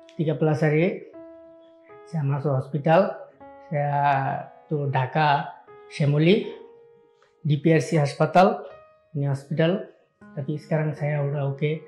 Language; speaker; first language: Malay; non-native, learner; Bangla